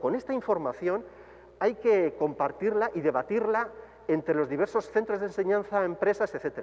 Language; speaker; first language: Spanish; native; Spanish